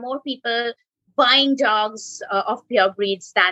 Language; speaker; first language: English; non-native, local second language; Bangla